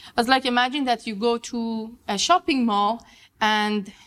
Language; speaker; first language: English; non-native, fluent; Persian